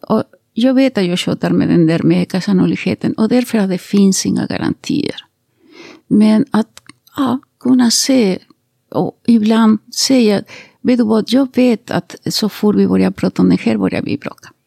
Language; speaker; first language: Swedish; non-native, fluent; Spanish